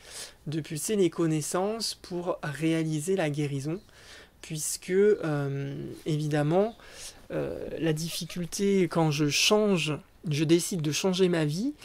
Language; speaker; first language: French; native; French